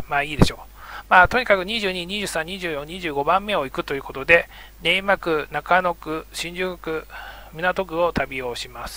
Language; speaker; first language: Japanese; native; Japanese